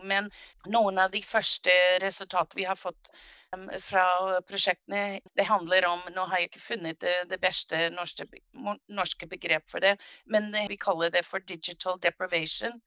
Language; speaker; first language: Norwegian; non-native, fluent; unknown